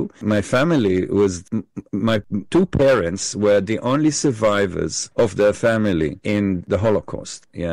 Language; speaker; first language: English; non-native, fluent; Hebrew